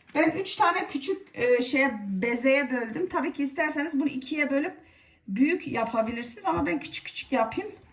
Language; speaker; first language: Turkish; native; Turkish